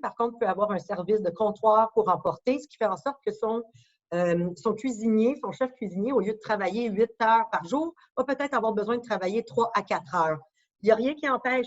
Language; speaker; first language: French; native; French